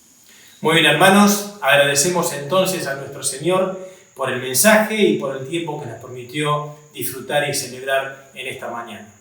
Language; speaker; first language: Spanish; native; Spanish